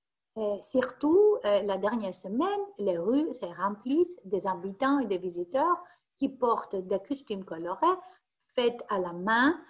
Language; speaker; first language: French; non-native, fluent; Greek